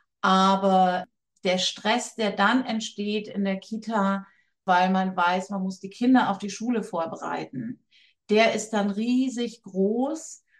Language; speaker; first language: German; native; German